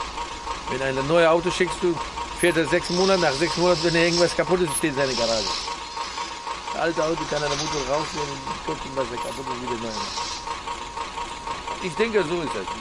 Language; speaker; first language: German; non-native, learner; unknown